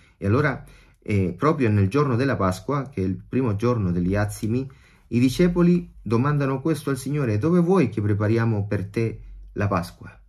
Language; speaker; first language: Italian; non-native, fluent; Spanish